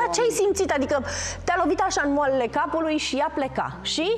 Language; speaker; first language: Romanian; native; Romanian